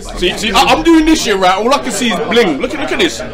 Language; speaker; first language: English; native; English